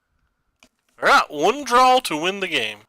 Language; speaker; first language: English; native; English